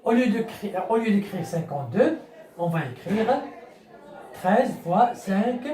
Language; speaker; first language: French; non-native, local second language; Arabic